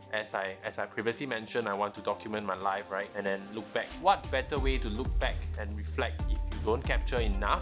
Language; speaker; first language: English; native; English